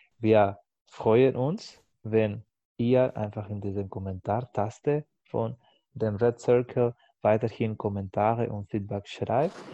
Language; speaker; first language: German; non-native, fluent; Spanish